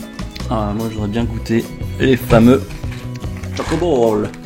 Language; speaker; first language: French; native; French